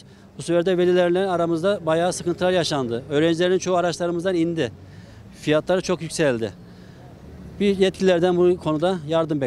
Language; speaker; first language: Turkish; native; Turkish